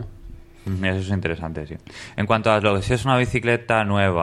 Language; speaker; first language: Spanish; native; Spanish